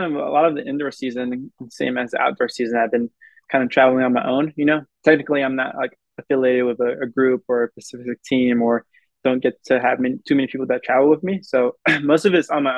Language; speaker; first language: English; native; English